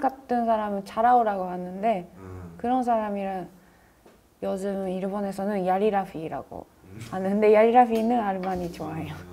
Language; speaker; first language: Korean; non-native, fluent; Japanese